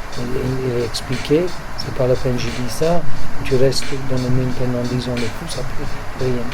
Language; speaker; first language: French; non-native, fluent; English